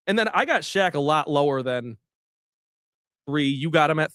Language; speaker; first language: English; native; English